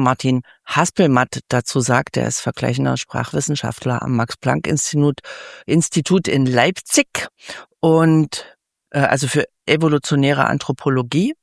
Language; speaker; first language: German; native; German